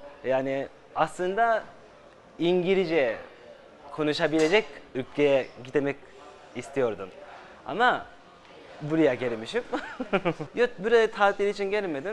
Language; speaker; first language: Turkish; non-native, fluent; Japanese